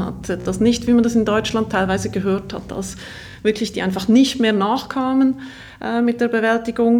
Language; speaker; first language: German; native; German